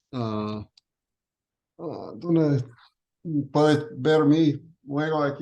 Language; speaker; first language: Spanish; non-native, learner; English